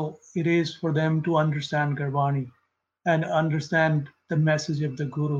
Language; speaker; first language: English; non-native, local second language; Punjabi